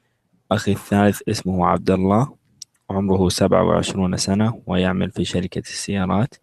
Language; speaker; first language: Arabic; non-native, learner; English